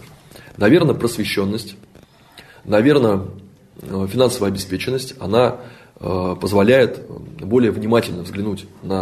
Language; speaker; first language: Russian; native; Russian